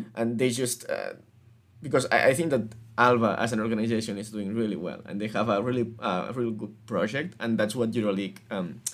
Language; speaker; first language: English; non-native, fluent; Spanish